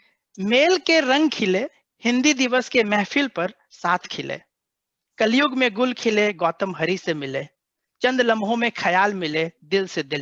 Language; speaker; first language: Hindi; native; Hindi